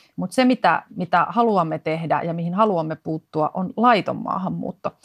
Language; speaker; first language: Finnish; native; Finnish